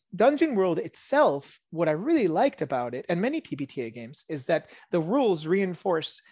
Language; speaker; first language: English; early bilingual, other home language; Hebrew